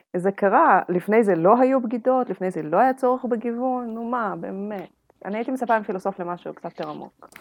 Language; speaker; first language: Hebrew; non-native, fluent; Russian